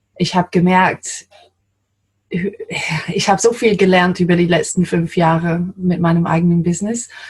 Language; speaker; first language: German; non-native, fluent; English